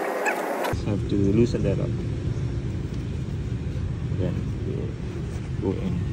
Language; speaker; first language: English; non-native, local second language; Filipino